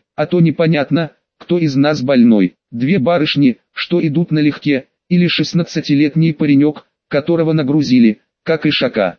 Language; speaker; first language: Russian; native; Russian